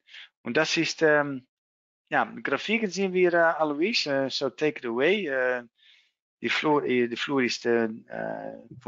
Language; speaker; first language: German; non-native, learner; Dutch